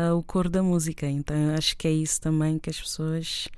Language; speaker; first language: Portuguese; non-native, local second language; Kabuverdianu